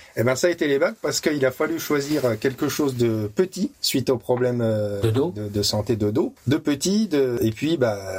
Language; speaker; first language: French; native; French